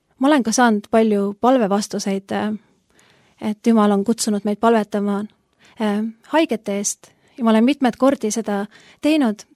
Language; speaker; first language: Estonian; native; Estonian